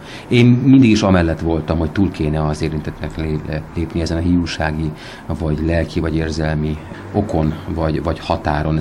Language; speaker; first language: Hungarian; native; Hungarian